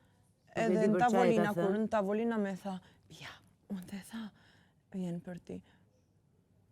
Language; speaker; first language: Albanian; early bilingual, heritage; Albanian